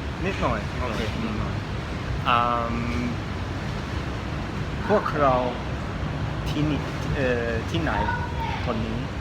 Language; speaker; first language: Thai; non-native, learner; English